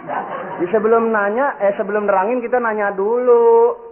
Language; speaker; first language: Indonesian; native; Indonesian